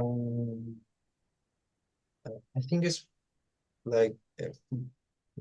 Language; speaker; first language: English; non-native, learner; Spanish